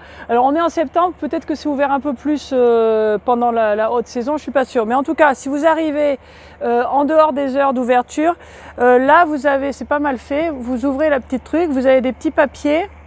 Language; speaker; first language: French; native; French